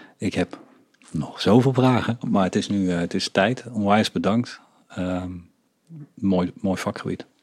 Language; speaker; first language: Dutch; native; Dutch